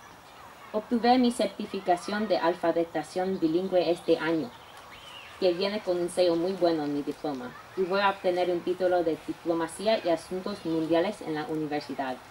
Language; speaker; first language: Spanish; non-native, local second language; English